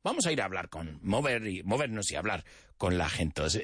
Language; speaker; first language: Spanish; non-native, fluent; English